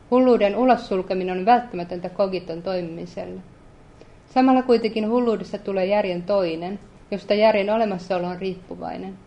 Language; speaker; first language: Finnish; native; Finnish